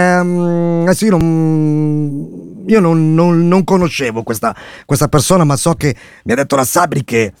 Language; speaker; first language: Italian; native; Italian